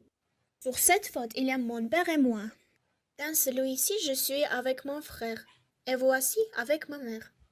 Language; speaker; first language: French; non-native, learner; Armenian